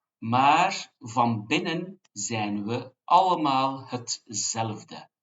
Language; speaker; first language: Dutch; non-native, fluent; Turkish